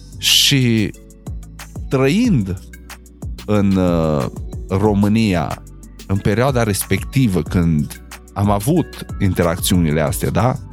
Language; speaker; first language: Romanian; non-native, local second language; Hungarian